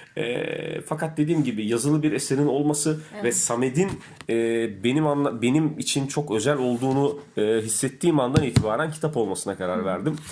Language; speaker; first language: Turkish; native; Turkish